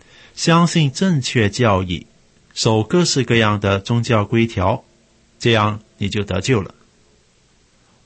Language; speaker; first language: Chinese; native; Chinese